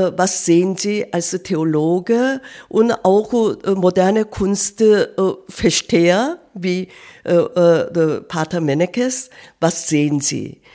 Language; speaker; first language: German; non-native, learner; Korean